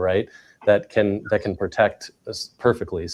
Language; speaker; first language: English; native; English